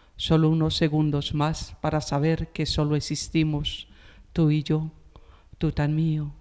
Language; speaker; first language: Spanish; native; Spanish